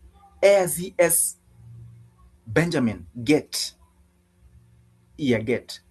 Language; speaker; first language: German; non-native, learner; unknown